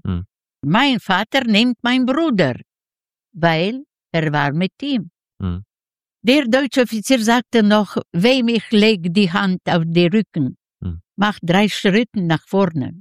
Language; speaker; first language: German; non-native, learner; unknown